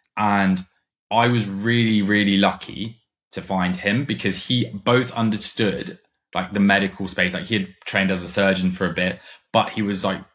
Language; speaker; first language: English; non-native, fluent; German